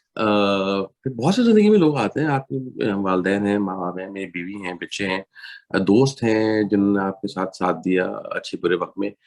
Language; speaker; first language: Urdu; native; Urdu